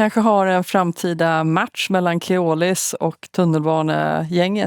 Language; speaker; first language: Swedish; native; Swedish